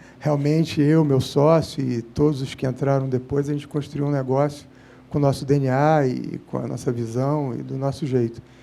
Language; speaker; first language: Portuguese; native; Portuguese